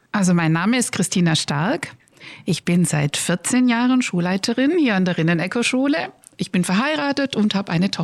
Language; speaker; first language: German; native; German